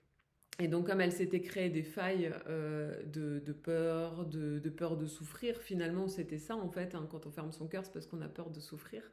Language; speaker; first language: French; native; French